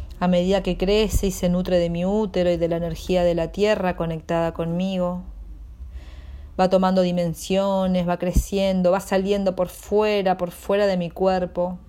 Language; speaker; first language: Spanish; native; Spanish